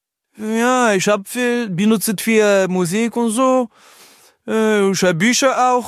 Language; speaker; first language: German; non-native, learner; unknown